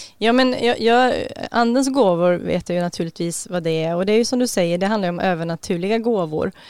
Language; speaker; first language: Swedish; native; Swedish